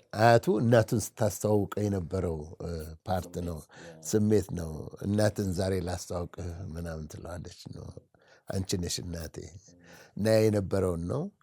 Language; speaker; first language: Amharic; native; Amharic